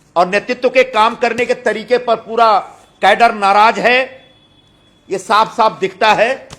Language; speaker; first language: Hindi; non-native, local second language; Marathi